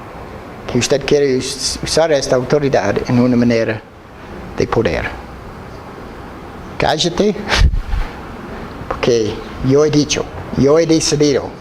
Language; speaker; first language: Spanish; non-native, fluent; English